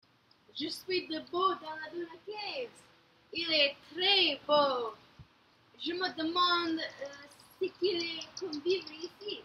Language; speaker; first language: French; non-native, learner; English